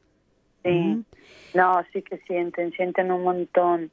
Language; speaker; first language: Spanish; native; Spanish